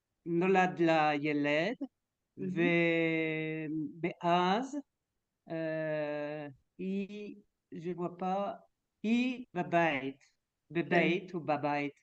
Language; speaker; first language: Hebrew; non-native, learner; French